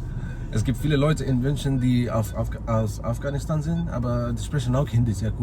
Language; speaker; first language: German; non-native, learner; Hindi